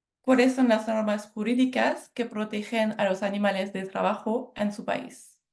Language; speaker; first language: Spanish; non-native, fluent; French